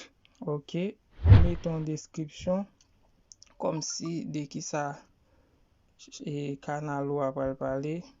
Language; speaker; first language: French; non-native, learner; Haitian Creole